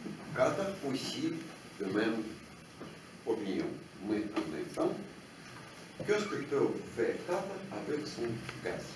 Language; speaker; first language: French; non-native, fluent; Russian